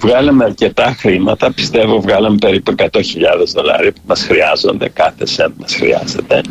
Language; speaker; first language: Greek; early bilingual, heritage; Greek